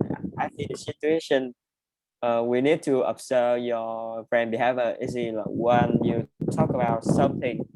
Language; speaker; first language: English; non-native, learner; Vietnamese